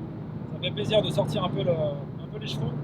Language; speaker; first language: French; native; French